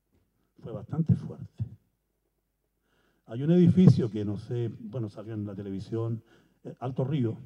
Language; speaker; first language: Spanish; native; Spanish